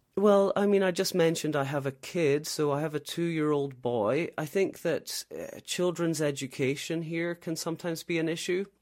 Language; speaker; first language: English; native; English